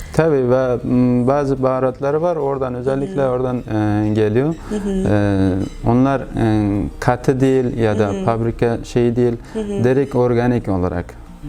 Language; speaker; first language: Turkish; non-native, learner; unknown